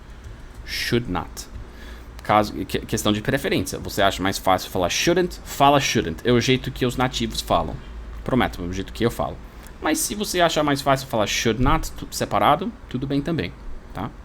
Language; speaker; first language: Portuguese; non-native, fluent; English